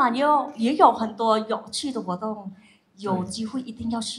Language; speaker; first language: Chinese; non-native, fluent; Thai